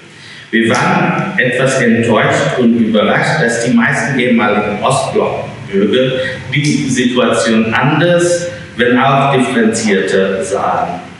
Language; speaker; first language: German; non-native, fluent; English